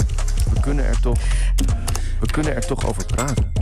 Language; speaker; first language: Dutch; native; Dutch